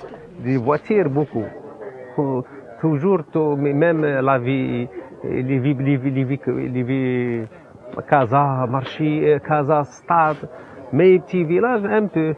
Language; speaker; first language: French; non-native, learner; Arabic